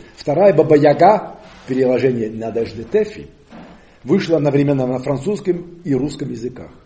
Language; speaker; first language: Russian; non-native, fluent; Occitan